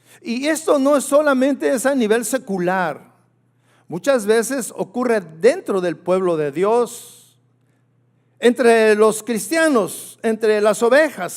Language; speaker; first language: Spanish; native; Spanish